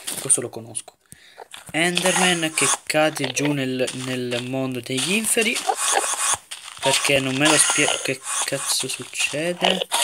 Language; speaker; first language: Italian; native; Italian